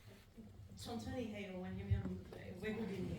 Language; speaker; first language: Korean; non-native, learner; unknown